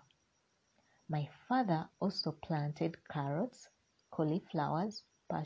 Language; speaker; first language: English; non-native, local second language; Luyia